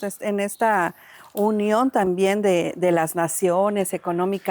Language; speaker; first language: Spanish; native; Spanish